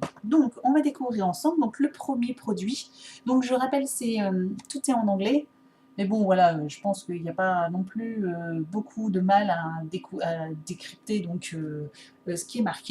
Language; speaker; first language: French; native; French